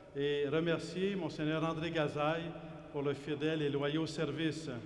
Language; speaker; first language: French; native; French